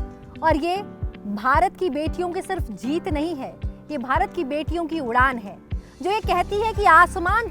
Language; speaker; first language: Hindi; native; Hindi